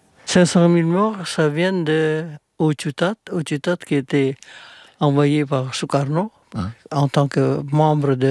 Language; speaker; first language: French; non-native, fluent; Indonesian